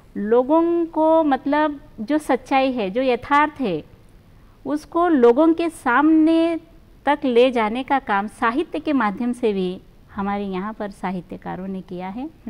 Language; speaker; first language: Hindi; non-native, local second language; Marathi